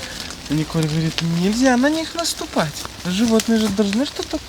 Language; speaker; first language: Russian; native; Russian